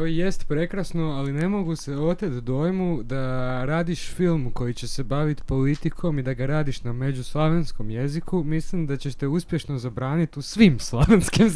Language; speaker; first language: Croatian; native; Croatian